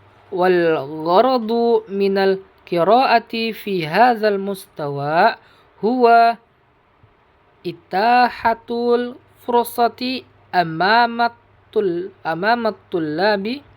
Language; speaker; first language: Arabic; non-native, learner; Indonesian